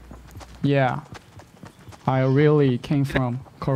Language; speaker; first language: English; non-native, learner; Korean